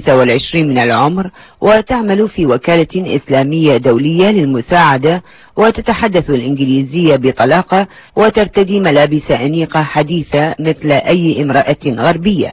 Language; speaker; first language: Arabic; native; Arabic